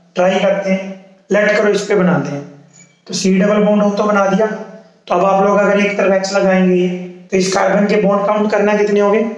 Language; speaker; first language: Hindi; native; Hindi